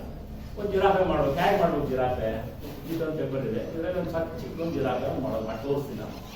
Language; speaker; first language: Kannada; native; Kannada